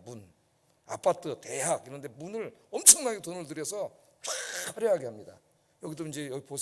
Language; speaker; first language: Korean; native; Korean